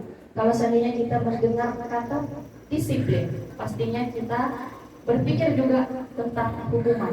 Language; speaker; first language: Indonesian; native; Indonesian